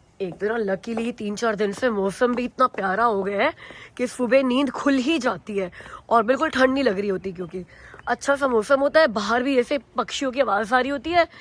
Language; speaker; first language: Hindi; native; Hindi